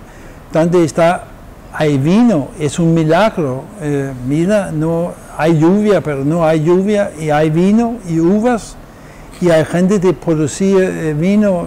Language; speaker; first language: Spanish; non-native, fluent; Danish